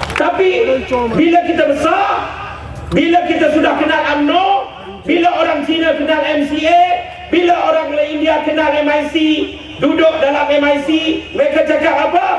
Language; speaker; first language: Malay; native; Malay